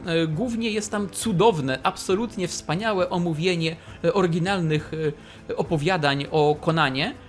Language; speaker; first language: Polish; native; Polish